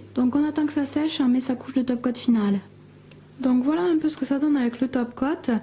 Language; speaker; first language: French; native; French